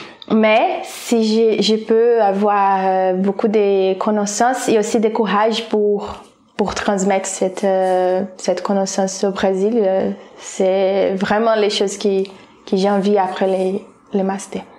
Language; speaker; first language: French; non-native, fluent; Portuguese